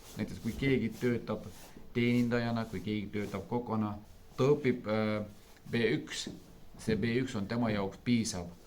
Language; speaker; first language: Estonian; non-native, fluent; Turkish